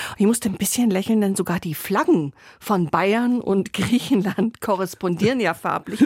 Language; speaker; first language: German; native; German